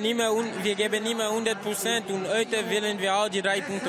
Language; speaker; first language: German; non-native, fluent; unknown